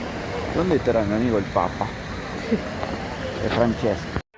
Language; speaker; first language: Spanish; native; Spanish